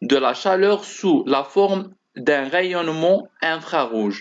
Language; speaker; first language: French; non-native, local second language; Arabic